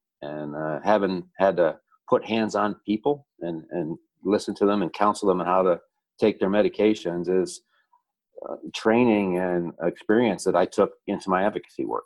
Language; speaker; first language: English; native; English